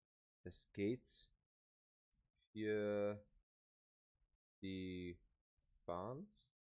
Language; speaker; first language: German; non-native, learner; English